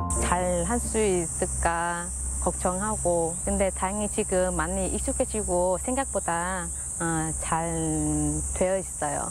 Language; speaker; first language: Korean; non-native, fluent; Vietnamese